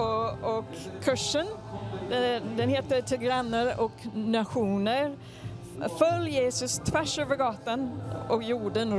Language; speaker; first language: Swedish; non-native, fluent; English